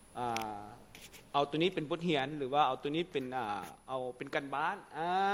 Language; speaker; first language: Lao; non-native, local second language; Hmong